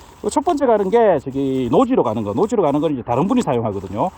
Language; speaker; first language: Korean; native; Korean